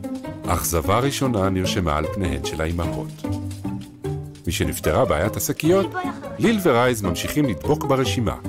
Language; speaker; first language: Hebrew; native; Hebrew